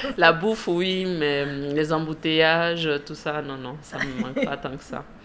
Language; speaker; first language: French; early bilingual, other home language; Mandingo